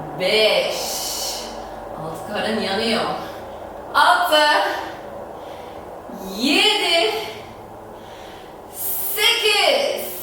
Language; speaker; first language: Turkish; non-native, fluent; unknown